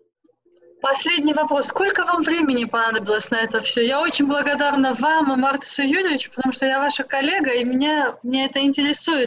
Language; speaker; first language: Russian; native; Russian